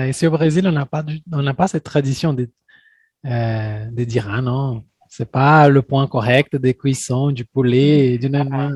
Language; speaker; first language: French; non-native, fluent; Portuguese